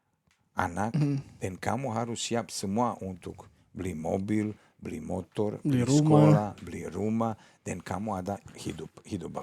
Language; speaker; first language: Indonesian; non-native, fluent; Serbian